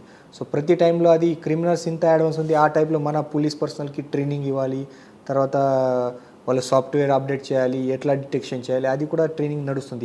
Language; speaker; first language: Telugu; non-native, learner; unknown